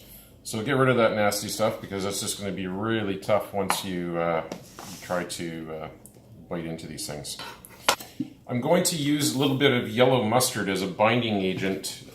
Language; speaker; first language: English; native; English